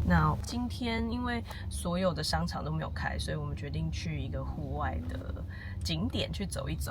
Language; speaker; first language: Chinese; non-native, fluent; Serbian